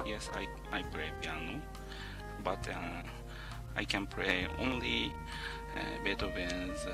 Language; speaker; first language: English; non-native, learner; Japanese